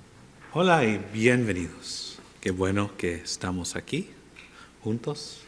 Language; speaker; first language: Spanish; non-native, fluent; English